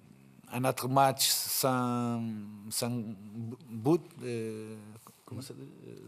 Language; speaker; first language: French; non-native, fluent; Portuguese